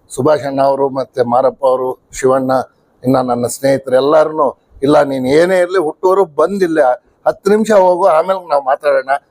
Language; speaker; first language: Kannada; native; Kannada